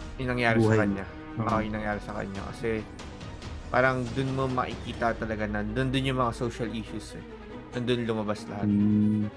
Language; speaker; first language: Filipino; early bilingual, other home language; Japanese